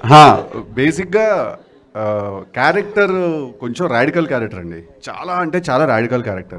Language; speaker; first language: Telugu; native; Telugu